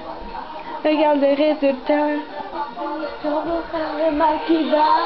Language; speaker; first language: French; native; French